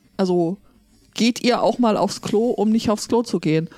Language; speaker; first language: German; native; German